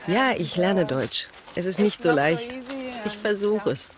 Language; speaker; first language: German; non-native, learner; Italian